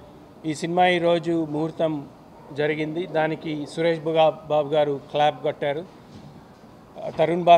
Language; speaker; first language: Telugu; native; Telugu